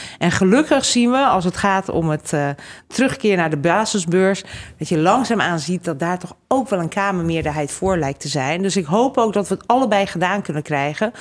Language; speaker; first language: Dutch; early bilingual, other home language; Hungarian